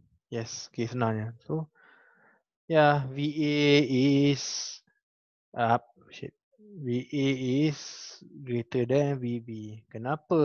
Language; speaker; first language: English; non-native, local second language; Malay